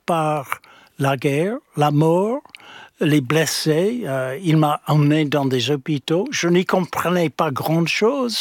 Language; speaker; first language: French; non-native, fluent; English